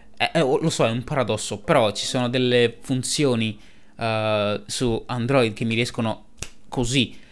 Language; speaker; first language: Italian; early bilingual, other home language; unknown